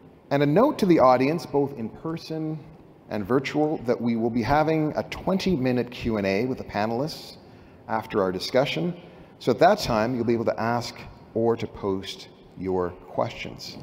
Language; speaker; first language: English; native; English